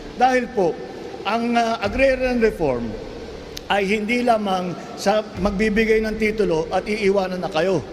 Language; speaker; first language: Filipino; native; Filipino